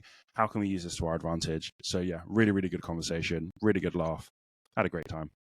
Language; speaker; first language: English; native; English